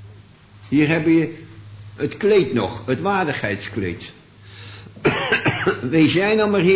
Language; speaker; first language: Dutch; native; Dutch